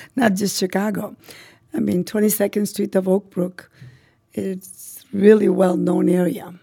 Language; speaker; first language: English; non-native, fluent; Macedonian